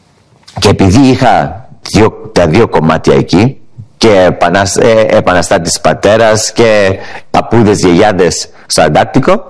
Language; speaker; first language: Greek; early bilingual, heritage; English